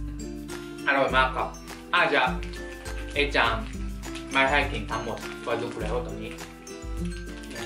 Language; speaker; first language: Thai; non-native, fluent; Japanese